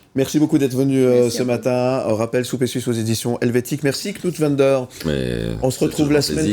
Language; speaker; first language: French; native; French